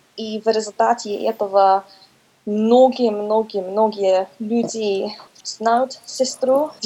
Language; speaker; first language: Russian; non-native, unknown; English